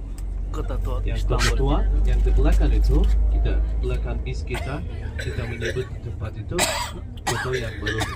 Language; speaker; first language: Indonesian; non-native, fluent; Turkish